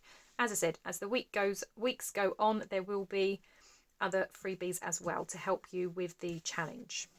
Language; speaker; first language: English; native; English